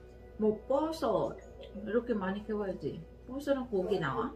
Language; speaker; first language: Korean; non-native, learner; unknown